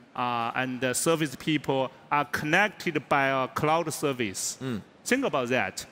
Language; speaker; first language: English; non-native, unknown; Chinese